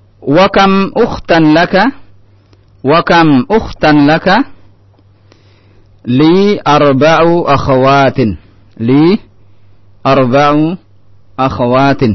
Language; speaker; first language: Arabic; non-native, fluent; Indonesian